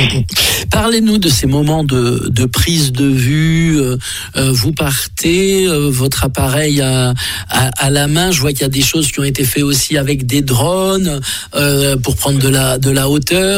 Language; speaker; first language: French; native; French